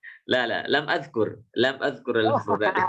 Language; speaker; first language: Arabic; non-native, fluent; Indonesian